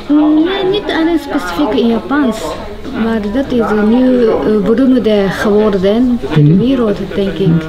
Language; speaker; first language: Dutch; non-native, learner; Japanese